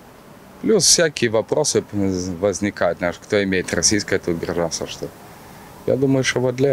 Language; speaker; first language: Russian; non-native, local second language; Romanian